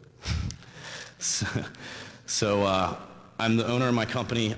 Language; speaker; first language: English; native; English